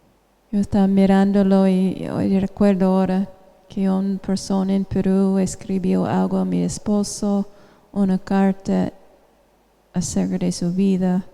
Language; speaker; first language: Spanish; non-native, fluent; English